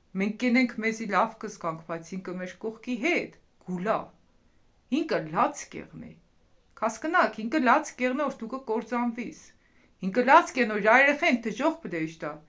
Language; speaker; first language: Armenian; native; Armenian